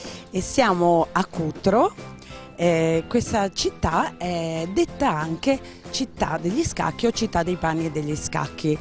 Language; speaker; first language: Italian; native; Italian